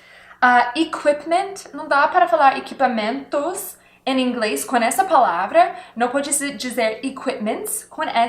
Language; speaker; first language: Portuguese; non-native, fluent; English